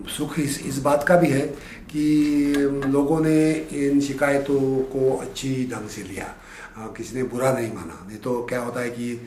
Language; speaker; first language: Hindi; non-native, local second language; Marathi